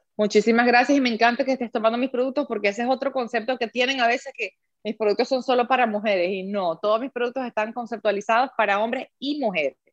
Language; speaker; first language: Spanish; native; Spanish